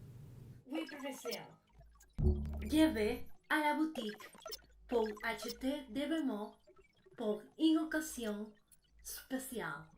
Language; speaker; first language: French; non-native, learner; Spanish